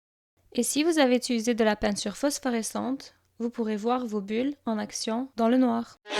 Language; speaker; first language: French; native; French